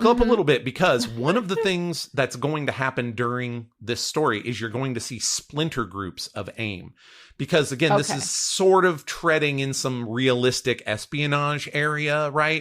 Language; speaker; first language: English; native; English